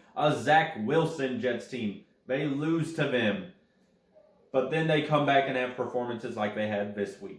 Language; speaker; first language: English; native; English